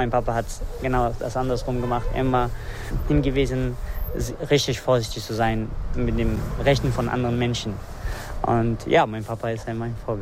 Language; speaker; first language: German; non-native, fluent; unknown